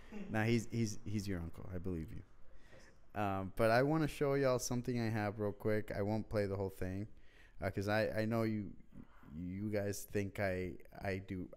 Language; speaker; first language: English; early bilingual, other home language; Spanish